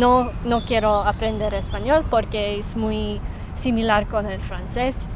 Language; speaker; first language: Spanish; non-native, learner; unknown